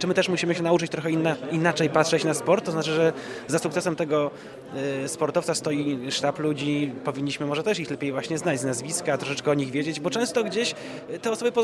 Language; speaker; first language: Polish; native; Polish